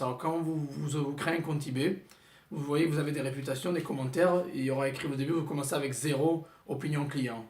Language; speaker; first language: French; native; French